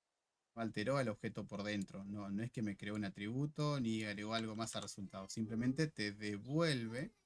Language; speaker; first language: Spanish; native; Spanish